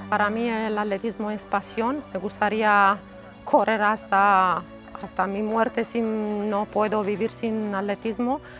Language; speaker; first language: Spanish; non-native, fluent; Romanian